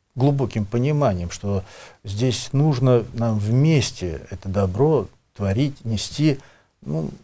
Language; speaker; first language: Russian; native; Russian